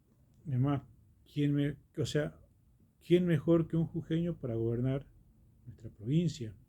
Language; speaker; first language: Spanish; native; Spanish